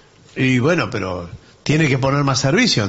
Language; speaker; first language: Spanish; native; Spanish